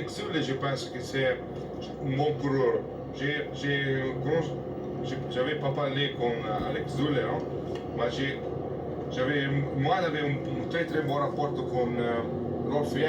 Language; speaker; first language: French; non-native, learner; Italian